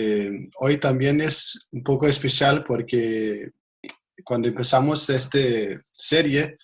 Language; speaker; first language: Spanish; non-native, fluent; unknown